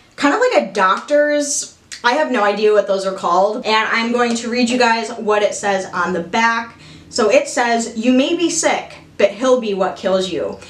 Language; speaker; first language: English; native; English